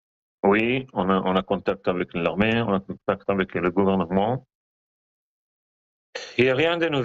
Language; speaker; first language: French; non-native, learner; Hebrew